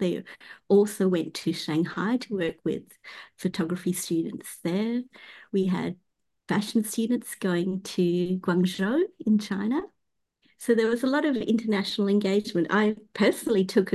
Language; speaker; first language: English; native; English